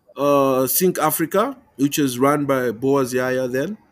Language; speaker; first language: English; non-native, local second language; Tumbuka